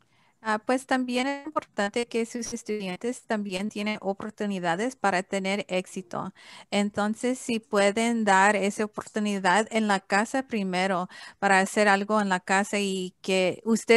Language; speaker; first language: Spanish; early bilingual, heritage; English